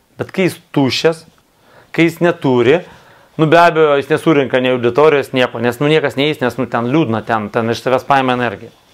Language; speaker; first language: Lithuanian; non-native, local second language; Russian